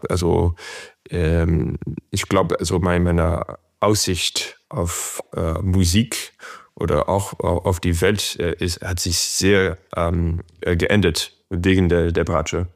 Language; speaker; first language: German; non-native, fluent; French